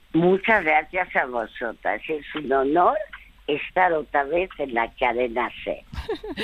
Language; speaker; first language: Spanish; early bilingual, other home language; French